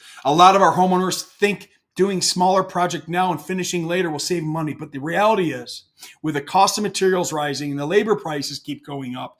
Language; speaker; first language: English; native; English